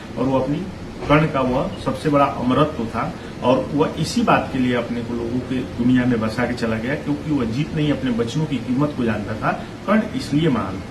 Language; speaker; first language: Hindi; native; Hindi